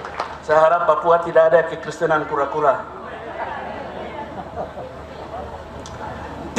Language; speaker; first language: Indonesian; non-native, local second language; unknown